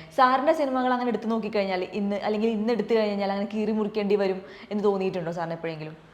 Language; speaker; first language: Malayalam; native; Malayalam